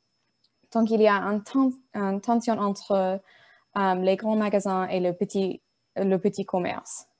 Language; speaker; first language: French; non-native, learner; English